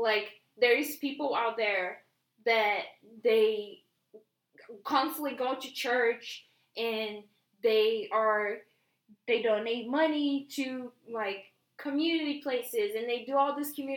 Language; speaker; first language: English; non-native, fluent; Portuguese